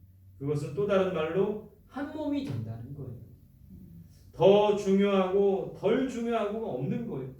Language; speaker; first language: Korean; native; Korean